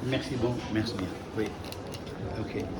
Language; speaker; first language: French; non-native, learner; English